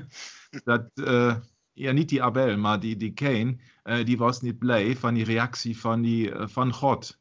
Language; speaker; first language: Dutch; non-native, learner; German